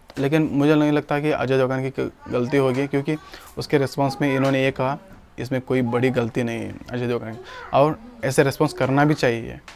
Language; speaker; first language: Hindi; non-native, local second language; Kannada